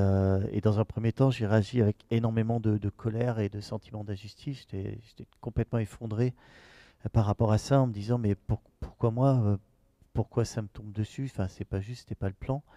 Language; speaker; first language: French; native; French